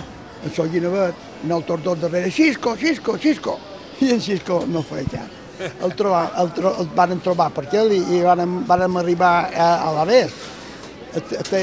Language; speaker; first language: Catalan; native; Catalan